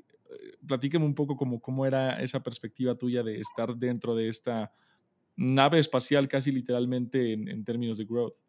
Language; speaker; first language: Spanish; native; Spanish